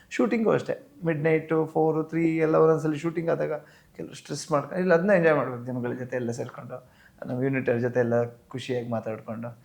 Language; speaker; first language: Kannada; native; Kannada